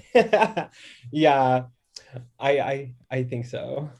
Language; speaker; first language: English; native; English